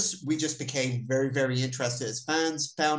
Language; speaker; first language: English; native; English